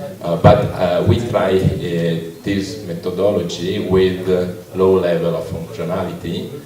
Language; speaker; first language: English; non-native, learner; Italian